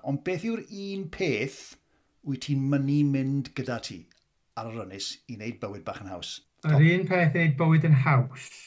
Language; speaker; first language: Welsh; non-native, local second language; English